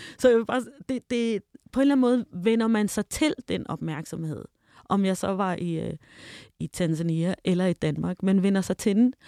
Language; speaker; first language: Danish; early bilingual, heritage; Danish